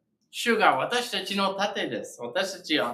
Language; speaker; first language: Japanese; non-native, fluent; English